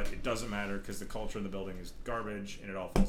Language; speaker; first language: English; native; English